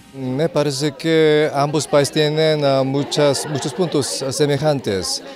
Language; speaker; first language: Spanish; non-native, fluent; Korean